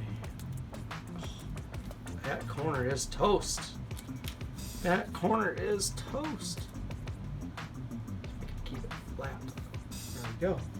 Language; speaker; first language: English; native; English